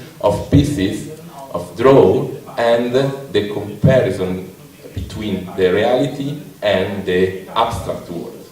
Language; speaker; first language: English; non-native, learner; Italian